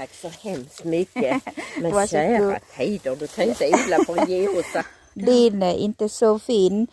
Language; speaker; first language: Swedish; non-native, learner; Thai